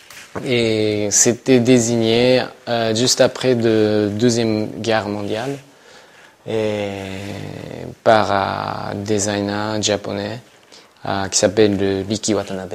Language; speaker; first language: French; non-native, learner; Japanese